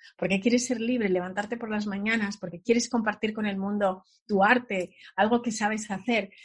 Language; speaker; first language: Spanish; early bilingual, other home language; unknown